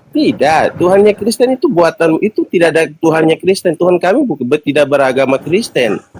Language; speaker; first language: Indonesian; native; Indonesian